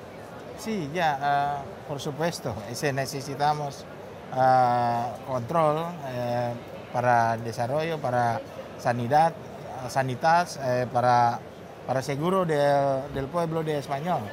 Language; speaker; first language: Spanish; non-native, learner; Indonesian